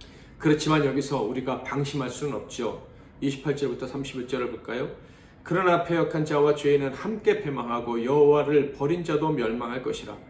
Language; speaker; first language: Korean; native; Korean